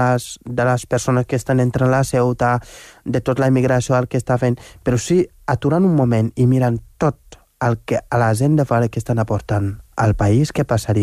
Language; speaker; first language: Catalan; non-native, fluent; Wolof